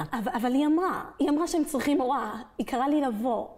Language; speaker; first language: Hebrew; early bilingual, other home language; French